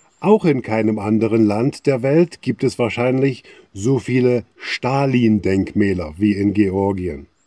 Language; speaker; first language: German; native; German